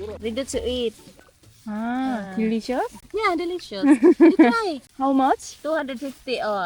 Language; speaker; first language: English; non-native, learner; Korean